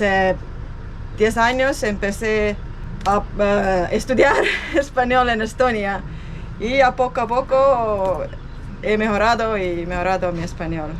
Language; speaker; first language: Spanish; non-native, fluent; Estonian